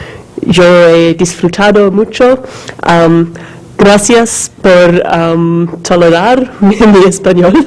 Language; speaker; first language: Spanish; non-native, learner; English